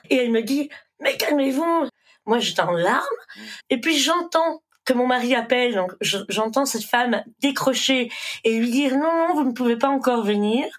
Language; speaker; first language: French; native; French